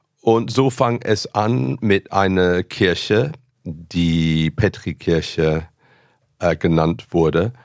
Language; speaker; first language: German; non-native, fluent; English